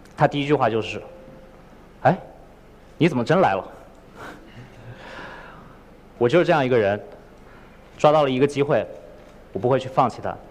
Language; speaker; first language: Chinese; native; Chinese